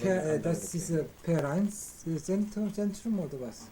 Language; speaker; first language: German; non-native, learner; Korean